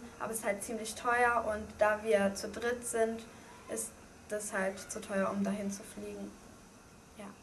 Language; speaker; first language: German; early bilingual, other home language; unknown